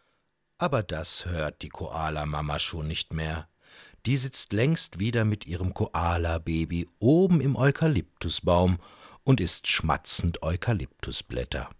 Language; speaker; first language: German; native; German